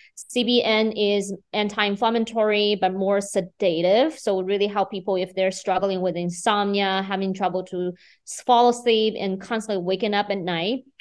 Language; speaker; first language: English; non-native, fluent; Chinese